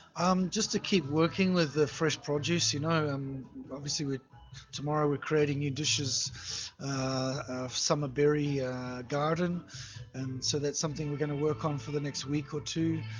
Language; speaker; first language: English; native; English